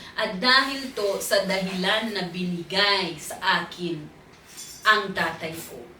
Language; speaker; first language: Filipino; non-native, fluent; Swahili